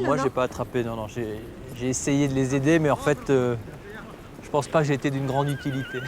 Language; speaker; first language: French; native; French